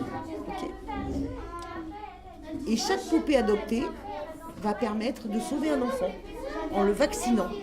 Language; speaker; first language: French; native; French